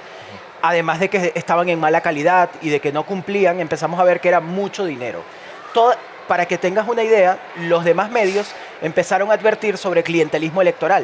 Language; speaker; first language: Spanish; native; Spanish